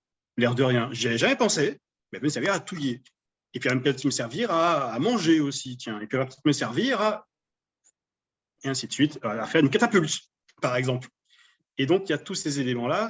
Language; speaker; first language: French; native; French